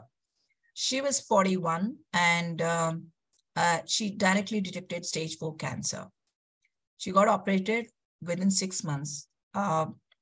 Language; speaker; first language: English; non-native, local second language; Kannada